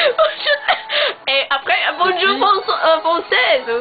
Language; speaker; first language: French; non-native, learner; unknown